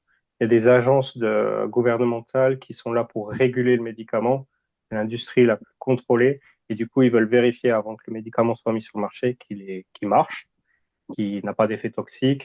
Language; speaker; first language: French; native; French